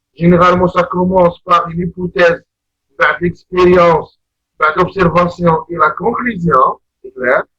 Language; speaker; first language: French; non-native, local second language; Arabic